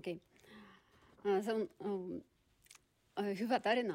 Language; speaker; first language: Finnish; non-native, learner; Russian